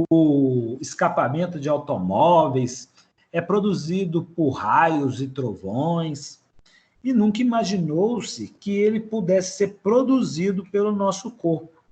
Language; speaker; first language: Portuguese; native; Portuguese